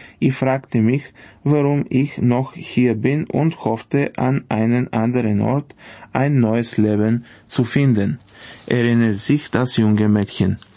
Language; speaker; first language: German; non-native, fluent; Bulgarian